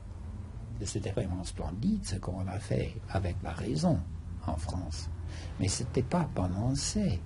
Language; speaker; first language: French; non-native, fluent; English